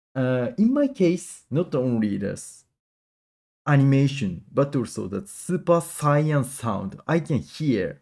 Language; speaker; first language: English; non-native, learner; Japanese